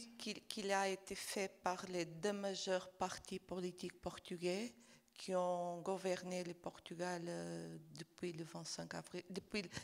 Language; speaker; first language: French; non-native, fluent; Portuguese